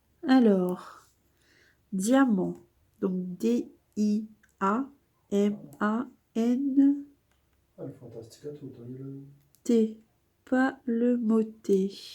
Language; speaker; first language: French; native; French